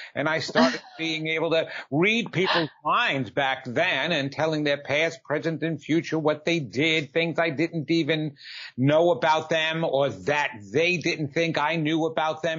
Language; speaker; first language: English; native; English